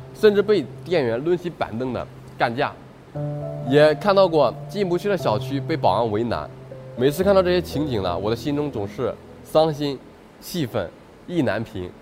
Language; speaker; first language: Chinese; native; Chinese